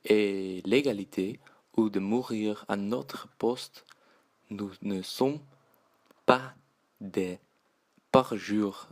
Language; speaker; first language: French; native; French